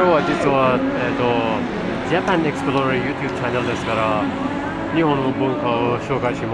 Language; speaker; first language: Japanese; non-native, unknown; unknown